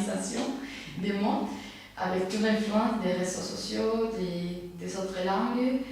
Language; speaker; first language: French; non-native, fluent; Spanish